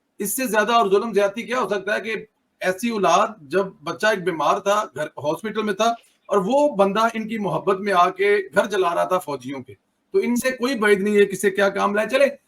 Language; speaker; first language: Urdu; non-native, local second language; Punjabi